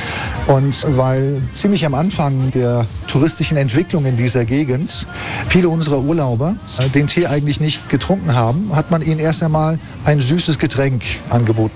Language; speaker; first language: German; non-native, fluent; Turkish